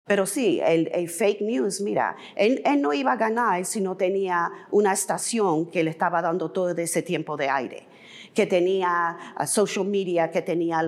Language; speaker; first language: Spanish; early bilingual, heritage; English